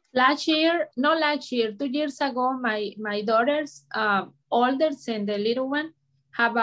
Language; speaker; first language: English; non-native, learner; Spanish